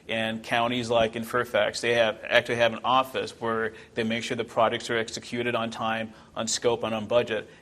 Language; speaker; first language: English; non-native, local second language; Yoruba